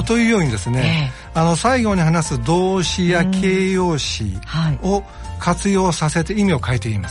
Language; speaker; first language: Japanese; native; Japanese